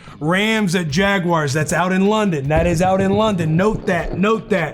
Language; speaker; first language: English; native; English